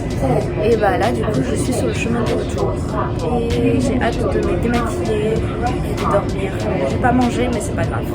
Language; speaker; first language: French; native; French